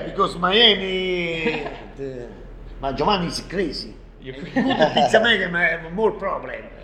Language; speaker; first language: English; non-native, learner; Italian